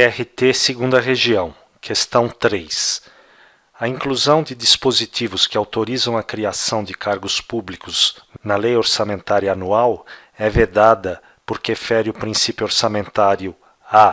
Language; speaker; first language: Portuguese; native; Portuguese